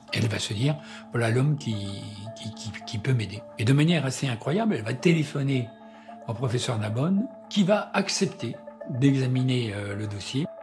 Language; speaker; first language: French; native; French